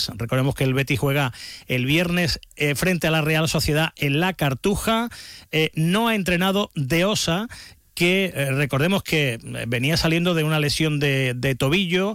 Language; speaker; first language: Spanish; native; Spanish